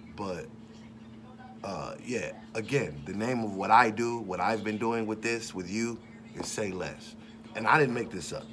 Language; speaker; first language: English; native; English